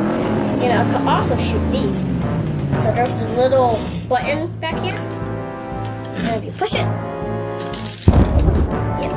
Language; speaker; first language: English; native; English